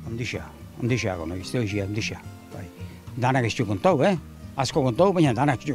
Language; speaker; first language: Basque; native; Basque